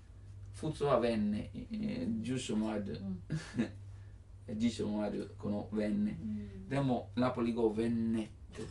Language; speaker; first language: Japanese; non-native, learner; Italian